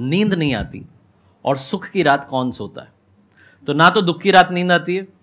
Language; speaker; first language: Hindi; native; Hindi